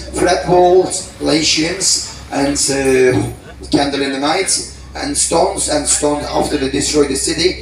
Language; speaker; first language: English; non-native, learner; Turkish